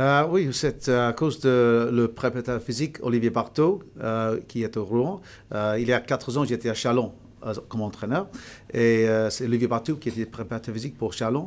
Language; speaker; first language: French; non-native, fluent; English